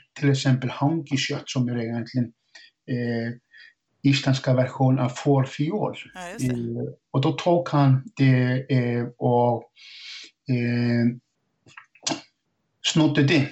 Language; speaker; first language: Swedish; non-native, fluent; Icelandic